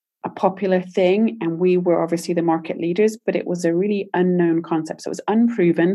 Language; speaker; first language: English; native; English